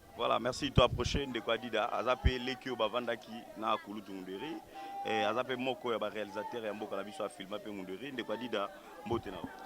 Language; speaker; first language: Lingala; native; Lingala